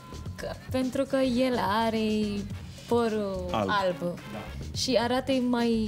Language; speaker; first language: Romanian; non-native, fluent; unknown